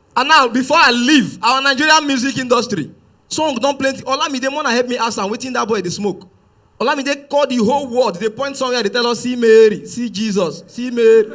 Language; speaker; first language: Nigerian Pidgin; non-native, local second language; Yoruba